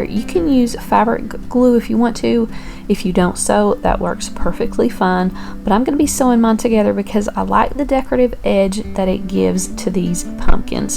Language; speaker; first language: English; native; English